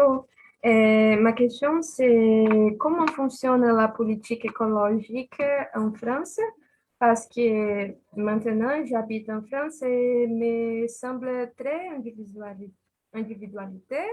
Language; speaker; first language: French; non-native, learner; Portuguese